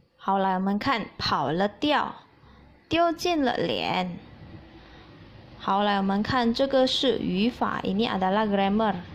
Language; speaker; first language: Chinese; early bilingual, heritage; Chinese